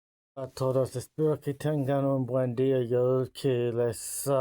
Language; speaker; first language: Spanish; non-native, learner; English